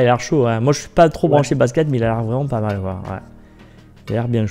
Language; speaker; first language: French; native; French